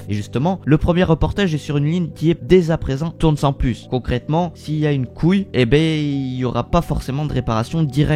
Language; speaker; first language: French; native; French